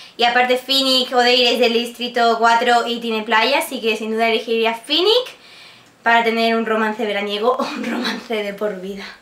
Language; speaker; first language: Spanish; native; Spanish